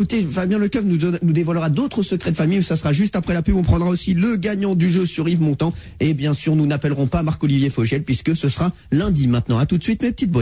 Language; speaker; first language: French; native; French